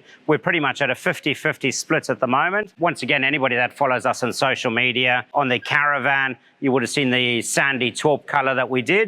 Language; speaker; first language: English; native; English